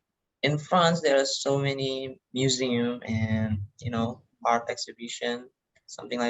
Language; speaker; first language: English; non-native, learner; Indonesian